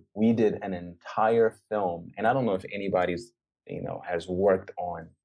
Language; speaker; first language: English; native; English